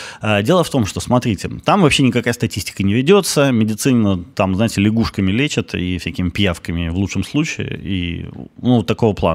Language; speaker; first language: Russian; native; Russian